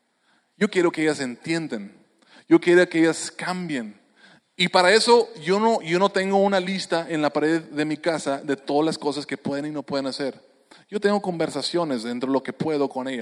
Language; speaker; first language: Spanish; native; Spanish